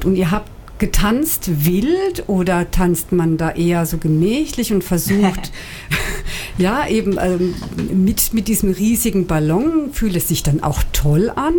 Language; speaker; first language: German; native; German